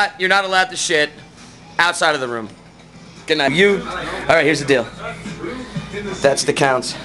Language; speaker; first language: English; native; English